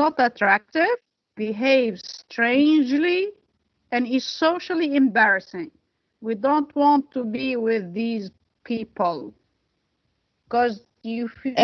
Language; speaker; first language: English; non-native, fluent; Arabic